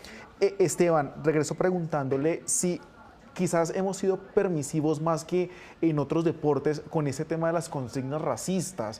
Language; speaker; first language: Spanish; native; Spanish